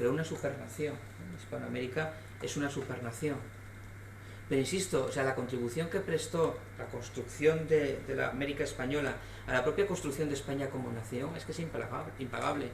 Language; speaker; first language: Spanish; native; Spanish